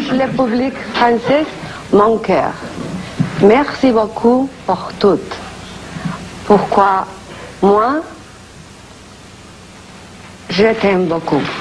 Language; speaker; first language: French; non-native, learner; Spanish